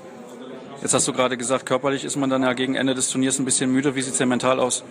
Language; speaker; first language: German; native; German